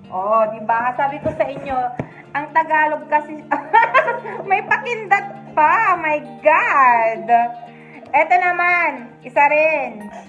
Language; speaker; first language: Filipino; native; Filipino